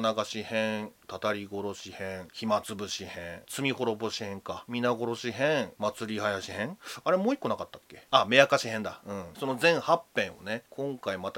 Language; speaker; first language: Japanese; native; Japanese